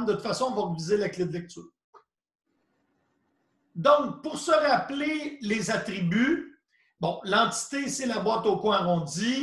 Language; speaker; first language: French; native; French